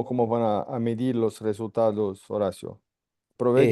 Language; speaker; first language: Spanish; non-native, fluent; Portuguese